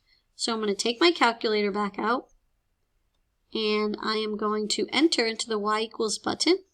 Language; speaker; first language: English; native; English